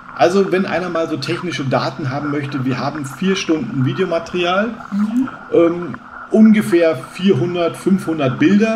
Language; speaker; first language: German; native; German